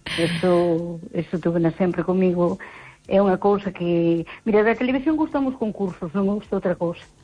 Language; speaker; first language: Galician; native; Galician